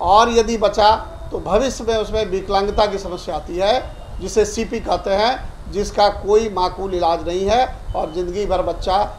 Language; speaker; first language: Hindi; native; Hindi